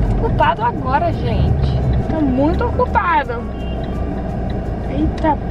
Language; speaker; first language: Portuguese; non-native, learner; Dutch